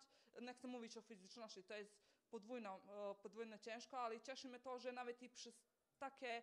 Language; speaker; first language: Polish; non-native, fluent; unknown